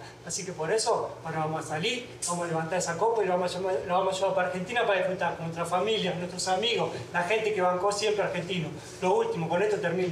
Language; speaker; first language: Spanish; native; Spanish